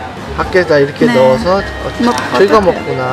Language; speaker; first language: Korean; native; Korean